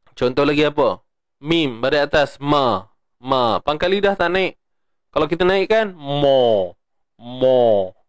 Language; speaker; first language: Malay; native; Malay